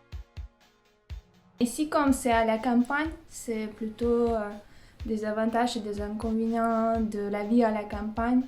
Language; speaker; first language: French; non-native, fluent; Russian